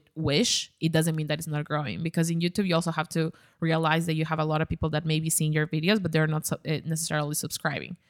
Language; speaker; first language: English; non-native, fluent; Spanish